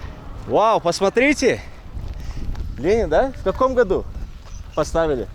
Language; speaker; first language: Russian; early bilingual, heritage; Russian